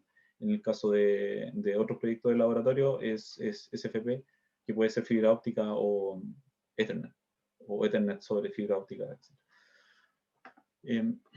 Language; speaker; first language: Spanish; native; Spanish